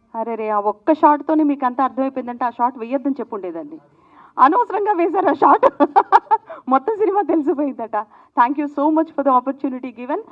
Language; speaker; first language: Telugu; native; Telugu